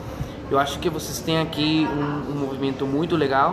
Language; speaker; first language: Portuguese; non-native, fluent; Spanish